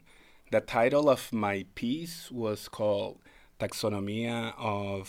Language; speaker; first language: English; non-native, fluent; Spanish